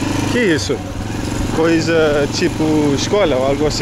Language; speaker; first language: Portuguese; non-native, learner; English